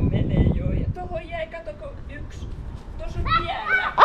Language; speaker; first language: Finnish; native; Finnish